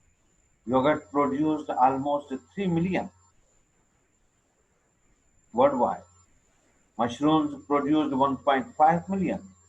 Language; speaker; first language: English; non-native, local second language; Urdu